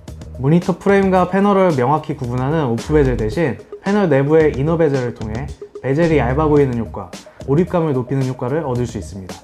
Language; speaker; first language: Korean; native; Korean